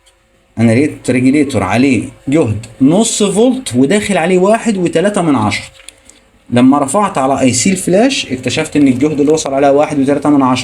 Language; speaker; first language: Arabic; native; Arabic